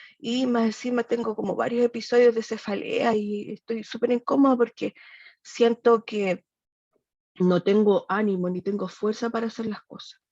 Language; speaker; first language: Spanish; native; Spanish